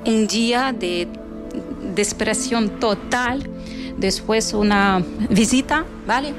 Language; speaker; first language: Spanish; non-native, fluent; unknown